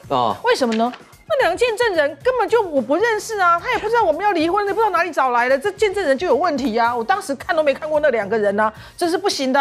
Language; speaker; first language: Chinese; native; Chinese